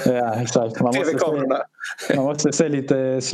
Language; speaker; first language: Swedish; early bilingual, other home language; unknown